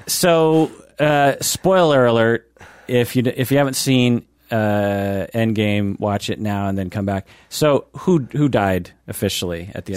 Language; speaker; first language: English; native; English